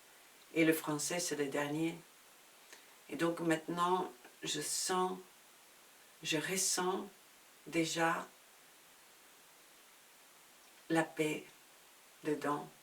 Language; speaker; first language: French; non-native, fluent; Spanish